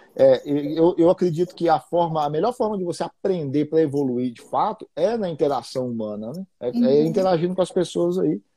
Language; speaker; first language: Portuguese; native; Portuguese